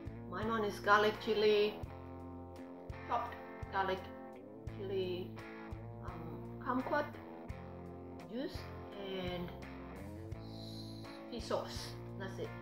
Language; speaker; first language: English; non-native, fluent; Vietnamese